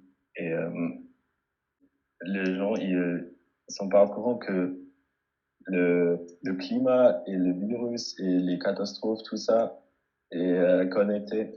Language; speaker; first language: French; non-native, fluent; German